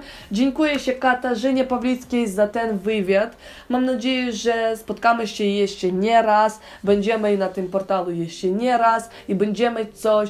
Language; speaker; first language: Polish; non-native, learner; Ukrainian